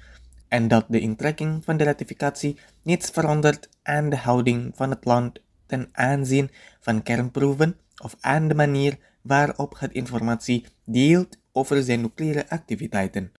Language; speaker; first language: Dutch; non-native, fluent; Indonesian